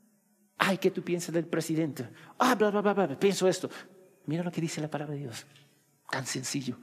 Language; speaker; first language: Spanish; early bilingual, heritage; Spanish